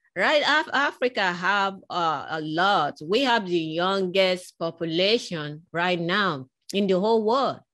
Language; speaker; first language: English; non-native, local second language; Yoruba